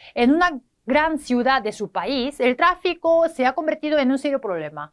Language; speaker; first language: Spanish; non-native, fluent; Korean